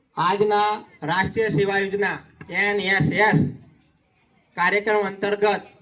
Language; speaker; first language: Gujarati; native; Gujarati